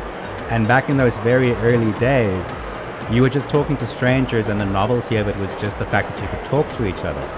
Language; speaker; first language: English; native; English